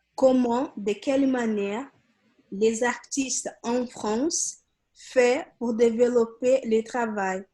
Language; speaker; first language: French; non-native, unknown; Portuguese